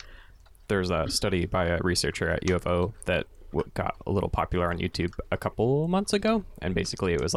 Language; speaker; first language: English; native; English